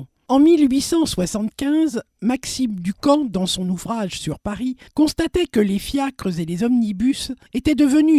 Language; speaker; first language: French; native; French